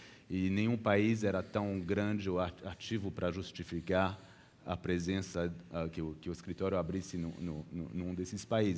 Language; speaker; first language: Portuguese; early bilingual, heritage; Portuguese